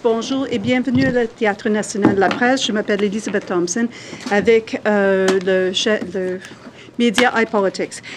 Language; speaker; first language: French; non-native, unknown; English